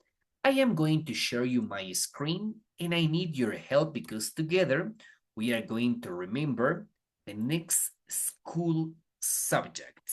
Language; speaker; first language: English; non-native, fluent; Spanish